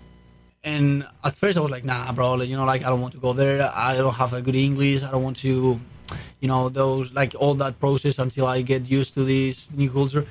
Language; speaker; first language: English; non-native, fluent; Spanish